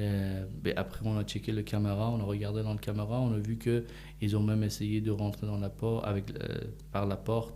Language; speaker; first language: French; non-native, fluent; Persian